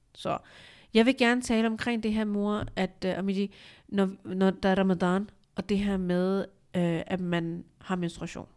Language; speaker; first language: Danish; early bilingual, other home language; Urdu